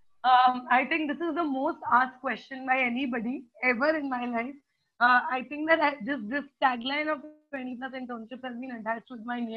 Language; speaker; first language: English; non-native, local second language; Hindi